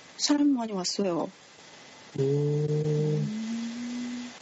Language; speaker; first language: Korean; non-native, learner; Japanese